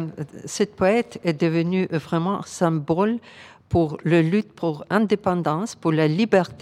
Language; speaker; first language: French; non-native, fluent; Ukrainian